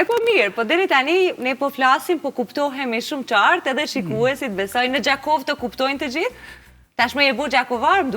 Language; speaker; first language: Albanian; native; Albanian